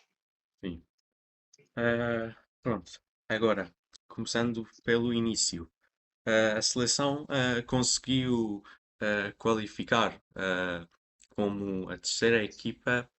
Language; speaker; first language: Portuguese; non-native, fluent; Persian